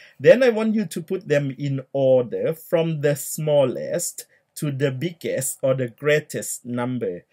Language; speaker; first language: English; non-native, fluent; Thai